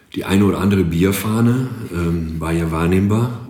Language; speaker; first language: German; non-native, fluent; Greek